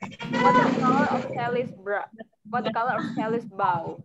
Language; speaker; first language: English; non-native, fluent; Indonesian